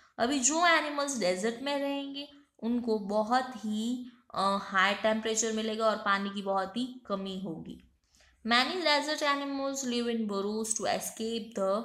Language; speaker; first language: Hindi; non-native, local second language; Gujarati